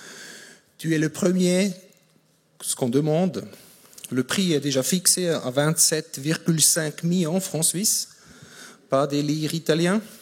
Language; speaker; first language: French; non-native, fluent; German